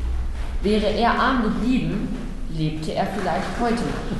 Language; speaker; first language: German; native; German